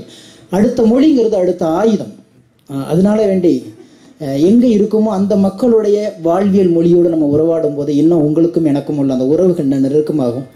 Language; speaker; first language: Tamil; native; Tamil